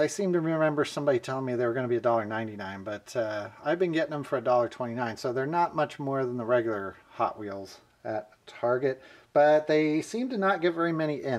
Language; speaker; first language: English; native; English